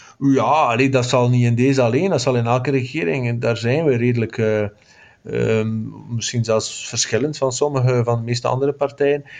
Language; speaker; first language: Dutch; native; Dutch